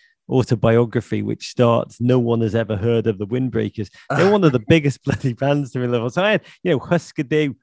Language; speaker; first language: English; native; English